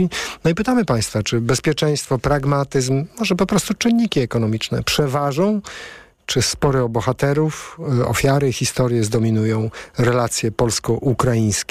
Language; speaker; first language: Polish; native; Polish